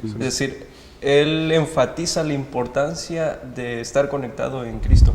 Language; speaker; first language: Spanish; native; Spanish